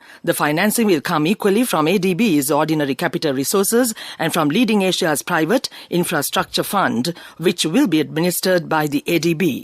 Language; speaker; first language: English; non-native, local second language; Sinhala